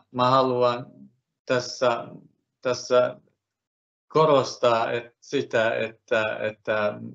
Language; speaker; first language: Finnish; non-native, fluent; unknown